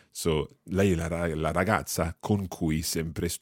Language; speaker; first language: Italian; non-native, fluent; English